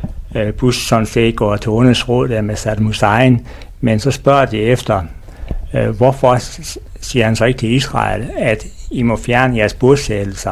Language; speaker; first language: Danish; native; Danish